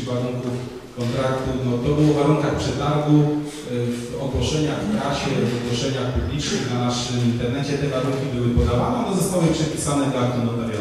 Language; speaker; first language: Polish; native; Polish